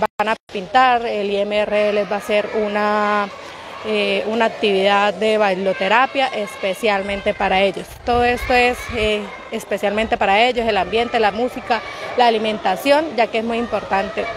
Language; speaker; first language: Spanish; native; Spanish